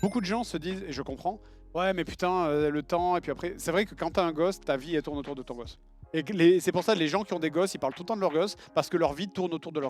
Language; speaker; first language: French; native; French